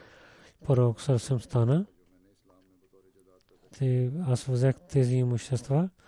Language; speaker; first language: Bulgarian; non-native, learner; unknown